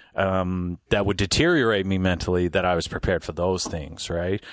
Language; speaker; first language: English; native; English